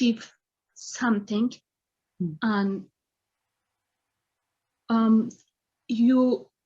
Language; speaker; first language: English; non-native, learner; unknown